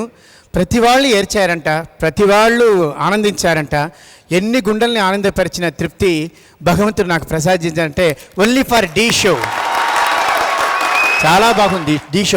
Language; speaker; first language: Telugu; native; Telugu